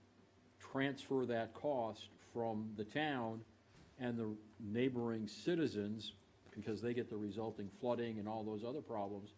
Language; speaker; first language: English; native; English